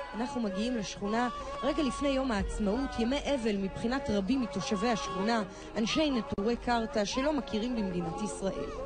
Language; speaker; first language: Hebrew; native; Hebrew